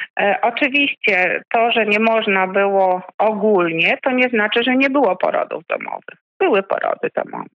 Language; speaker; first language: Polish; native; Polish